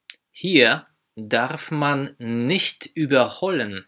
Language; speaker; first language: German; non-native, fluent; Polish